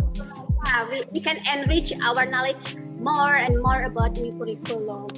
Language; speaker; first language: English; non-native, learner; Indonesian